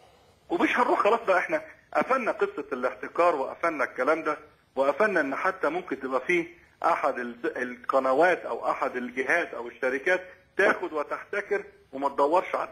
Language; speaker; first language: Arabic; native; Arabic